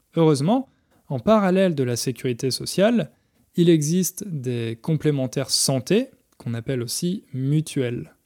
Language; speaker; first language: French; native; French